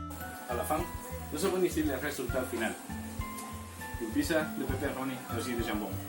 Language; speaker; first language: French; non-native, learner; Spanish